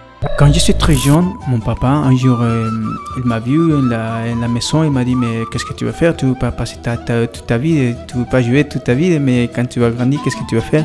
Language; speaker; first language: French; non-native, learner; Spanish